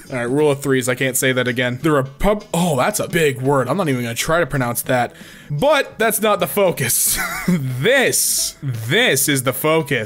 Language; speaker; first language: English; native; English